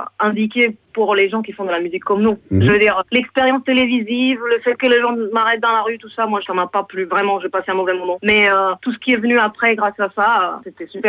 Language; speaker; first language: French; non-native, fluent; Spanish